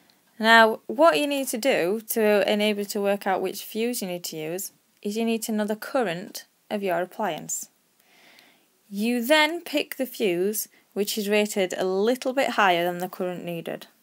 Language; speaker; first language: English; native; English